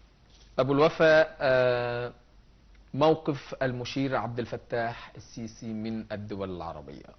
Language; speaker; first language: Arabic; native; Arabic